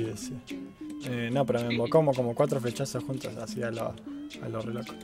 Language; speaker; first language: Spanish; native; Spanish